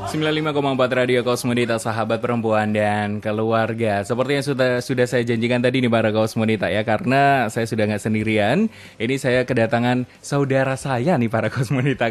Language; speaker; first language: Indonesian; native; Indonesian